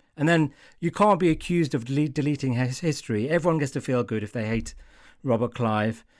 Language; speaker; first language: English; native; English